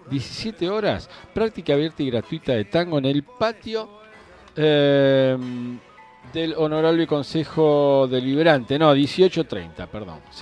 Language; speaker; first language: Spanish; native; Spanish